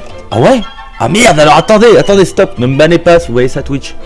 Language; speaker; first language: French; native; French